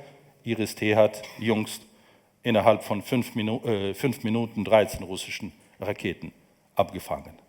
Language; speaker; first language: German; non-native, fluent; Ukrainian